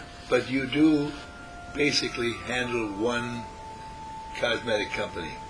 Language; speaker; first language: English; native; English